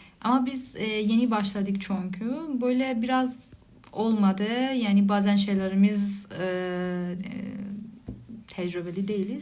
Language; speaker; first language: Turkish; non-native, learner; Persian